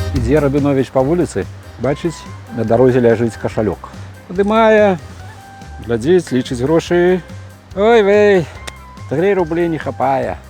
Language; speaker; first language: Belarusian; native; Belarusian